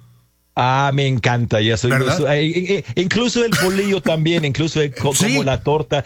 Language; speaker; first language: Spanish; non-native, fluent; English